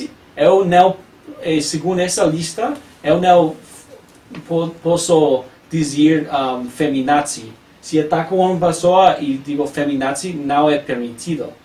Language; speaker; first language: Portuguese; non-native, learner; English